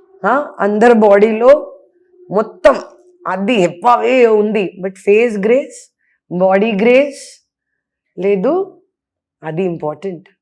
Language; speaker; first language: Telugu; non-native, learner; Hindi